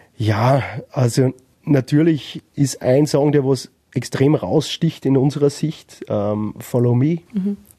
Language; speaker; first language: German; native; German